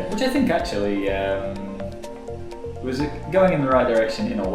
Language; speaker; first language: English; native; English